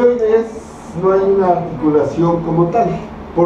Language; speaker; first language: Spanish; native; Spanish